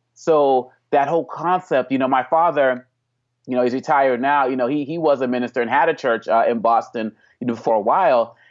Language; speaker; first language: English; native; English